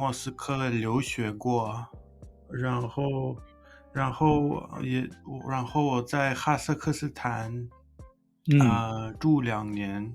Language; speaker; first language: Chinese; non-native, fluent; English